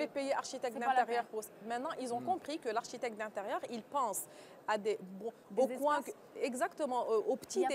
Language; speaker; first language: French; non-native, local second language; Arabic